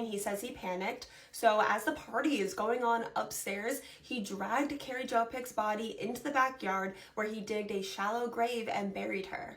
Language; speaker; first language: English; native; English